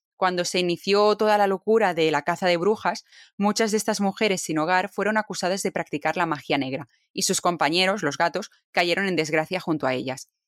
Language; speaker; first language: Spanish; native; Spanish